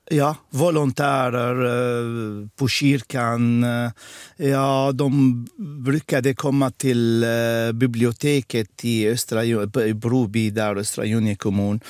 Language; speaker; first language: Swedish; non-native, fluent; Arabic